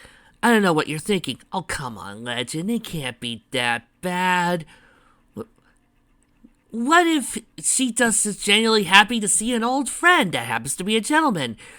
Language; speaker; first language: English; native; English